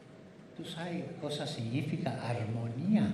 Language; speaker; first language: Italian; early bilingual, heritage; Spanish